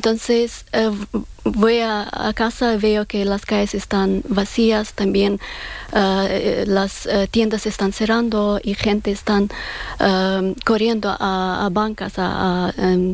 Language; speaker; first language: Spanish; non-native, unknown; Persian